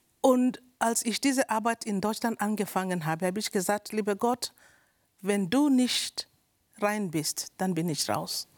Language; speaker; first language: German; non-native, learner; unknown